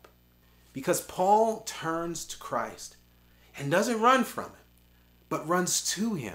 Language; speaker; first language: English; native; English